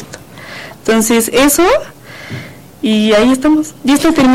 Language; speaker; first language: Spanish; native; Spanish